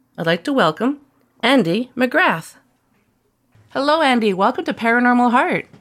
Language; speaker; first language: English; native; English